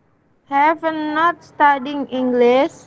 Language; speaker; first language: English; non-native, learner; Indonesian